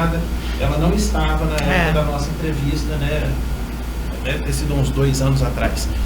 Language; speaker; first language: Portuguese; native; Portuguese